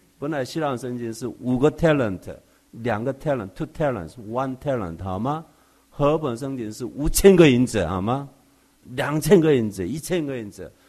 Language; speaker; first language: Chinese; non-native, fluent; Korean